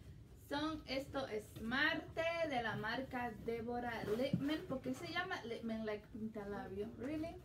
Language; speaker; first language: Spanish; early bilingual, heritage; Spanish